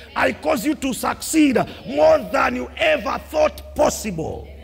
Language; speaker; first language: English; non-native, local second language; Swahili